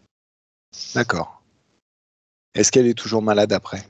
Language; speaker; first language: French; native; French